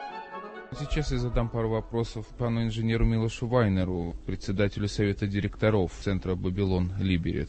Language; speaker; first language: Russian; native; Russian